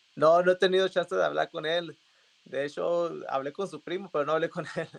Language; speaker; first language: Spanish; native; Spanish